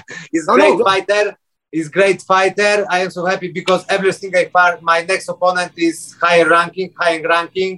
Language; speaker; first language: English; non-native, learner; Polish